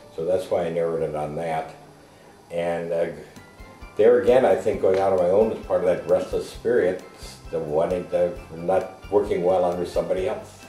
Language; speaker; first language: English; native; English